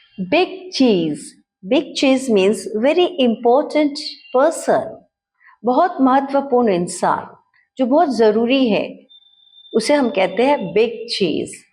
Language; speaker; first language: Hindi; native; Hindi